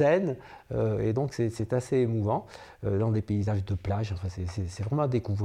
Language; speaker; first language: French; native; French